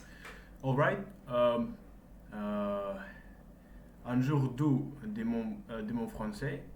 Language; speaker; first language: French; non-native, learner; Russian